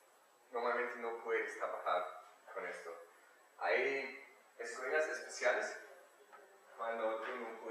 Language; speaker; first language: Spanish; non-native, learner; German